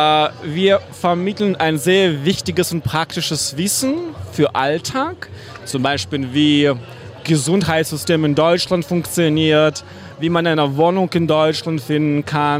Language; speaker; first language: German; non-native, fluent; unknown